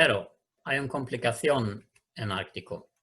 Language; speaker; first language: Spanish; non-native, learner; Swedish